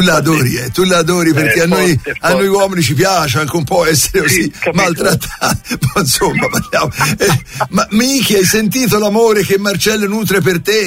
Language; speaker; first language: Italian; native; Italian